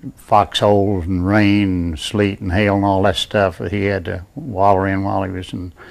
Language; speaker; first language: English; native; English